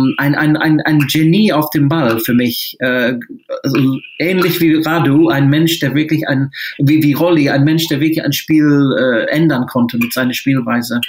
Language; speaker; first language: German; non-native, fluent; English